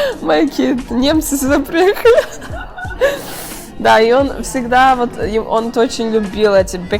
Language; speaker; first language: Russian; early bilingual, heritage; Russian